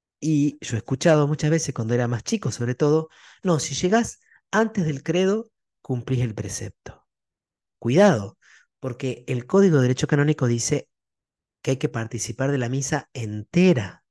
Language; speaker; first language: Spanish; native; Spanish